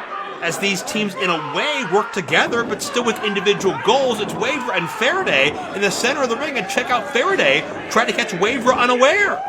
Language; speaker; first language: English; native; English